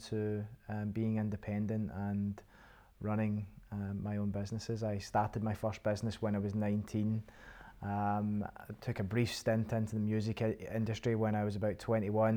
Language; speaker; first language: English; native; English